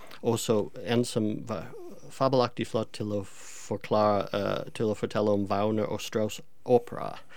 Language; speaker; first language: Norwegian; non-native, fluent; English